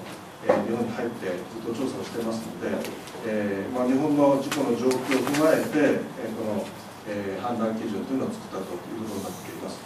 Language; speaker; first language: Japanese; native; Japanese